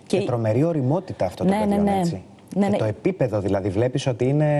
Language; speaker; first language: Greek; native; Greek